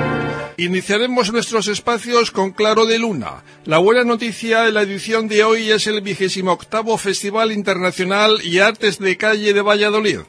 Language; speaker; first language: Spanish; native; Spanish